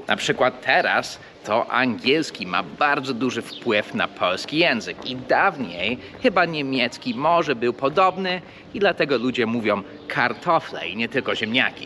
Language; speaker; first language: Polish; early bilingual, heritage; English